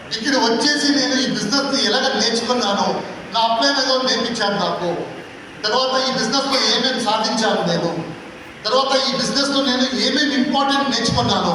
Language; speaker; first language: Telugu; non-native, local second language; Tulu